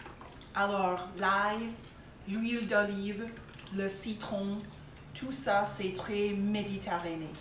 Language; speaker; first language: French; non-native, local second language; English